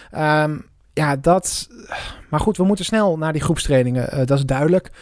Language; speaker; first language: Dutch; native; Dutch